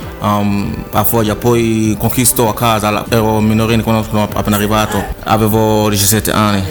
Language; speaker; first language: Italian; non-native, learner; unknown